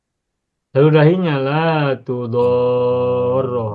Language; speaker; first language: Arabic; non-native, fluent; Indonesian